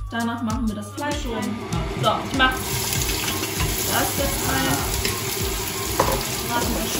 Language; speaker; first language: German; early bilingual, other home language; Persian